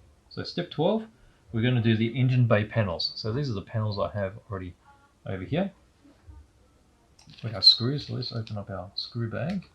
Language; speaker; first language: English; native; English